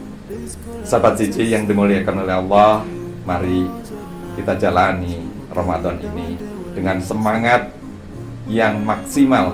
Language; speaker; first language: Indonesian; native; Indonesian